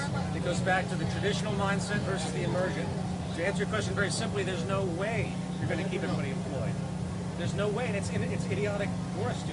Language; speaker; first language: English; native; English